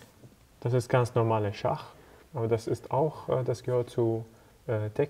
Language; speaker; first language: German; non-native, learner; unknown